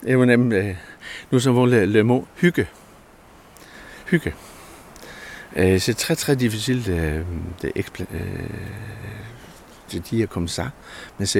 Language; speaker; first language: French; non-native, learner; Danish